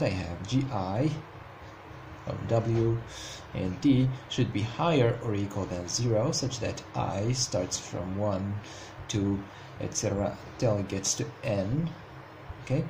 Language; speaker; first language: English; non-native, fluent; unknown